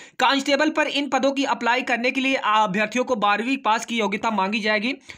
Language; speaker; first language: Hindi; native; Hindi